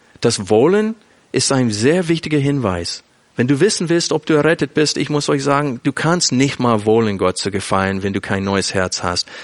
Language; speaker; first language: German; non-native, fluent; English